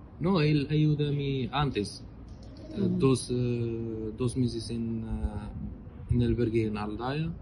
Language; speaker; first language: Spanish; non-native, learner; Arabic